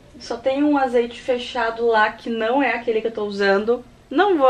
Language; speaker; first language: Portuguese; native; Portuguese